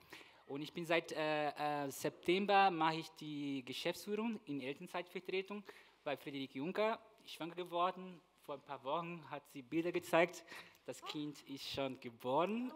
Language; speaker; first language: German; non-native, fluent; Portuguese